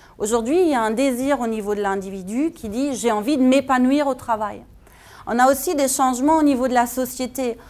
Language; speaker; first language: French; non-native, fluent; German